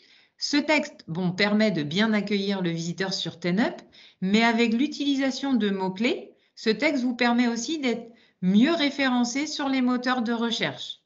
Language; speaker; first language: French; native; French